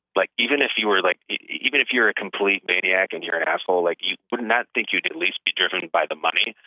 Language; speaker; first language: English; native; English